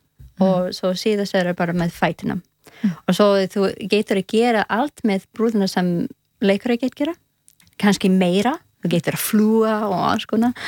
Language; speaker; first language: Icelandic; non-native, learner; English